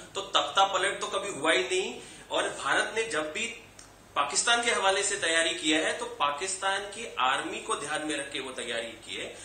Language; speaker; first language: Hindi; native; Hindi